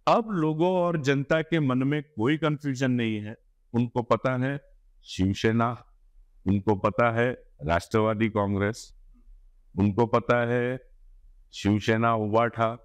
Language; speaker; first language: Hindi; non-native, local second language; Gujarati